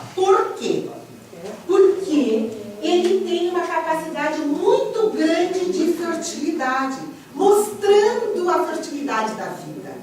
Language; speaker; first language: Portuguese; native; Portuguese